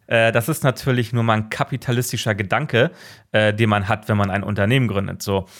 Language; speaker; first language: German; native; German